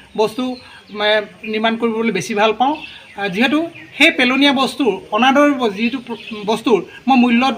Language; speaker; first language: Assamese; native; Assamese